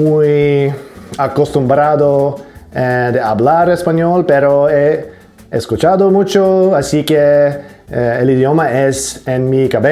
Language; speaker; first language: Spanish; non-native, learner; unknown